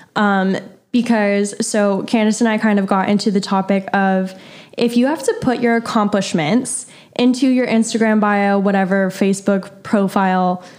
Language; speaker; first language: English; native; English